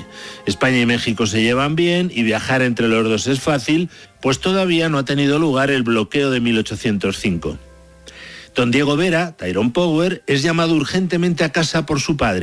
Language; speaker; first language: Spanish; native; Spanish